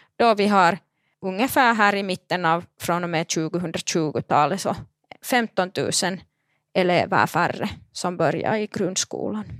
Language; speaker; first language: Swedish; native; Swedish